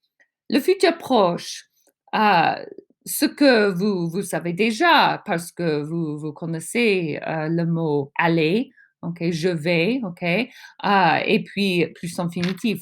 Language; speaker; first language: French; non-native, fluent; English